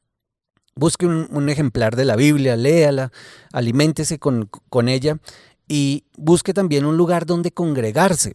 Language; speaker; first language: Spanish; native; Spanish